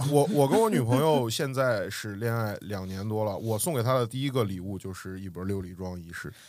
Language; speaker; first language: Chinese; native; Chinese